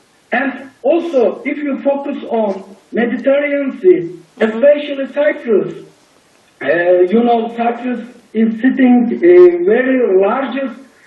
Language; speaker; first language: English; non-native, learner; Turkish